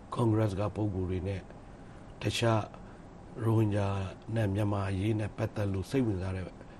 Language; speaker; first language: Burmese; non-native, local second language; Rohingya